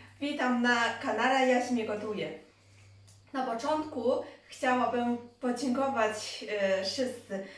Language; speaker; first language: Polish; non-native, learner; Chinese